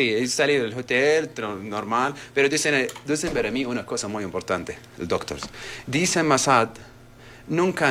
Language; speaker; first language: Spanish; non-native, learner; Arabic